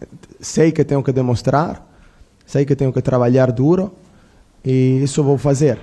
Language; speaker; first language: Portuguese; non-native, learner; Italian